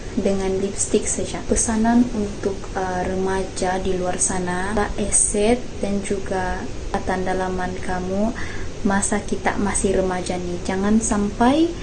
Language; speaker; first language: Malay; native; Malay